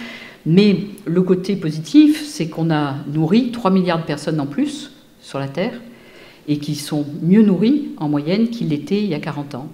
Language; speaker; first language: French; native; French